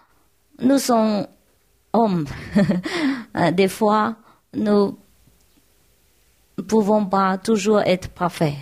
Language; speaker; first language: French; non-native, learner; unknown